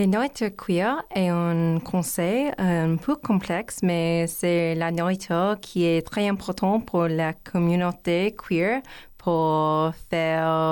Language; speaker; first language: French; non-native, learner; English